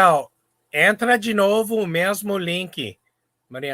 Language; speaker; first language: Portuguese; non-native, learner; English